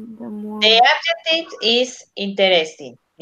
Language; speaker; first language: English; non-native, learner; Spanish